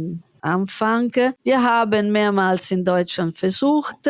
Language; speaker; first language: German; non-native, fluent; Italian